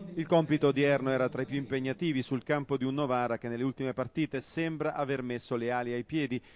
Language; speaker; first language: Italian; native; Italian